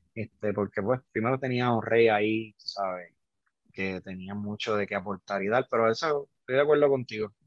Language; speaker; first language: Spanish; native; Spanish